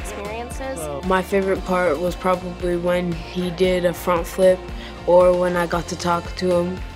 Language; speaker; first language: English; native; English